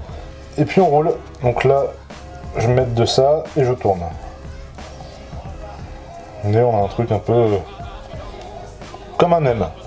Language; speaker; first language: French; native; French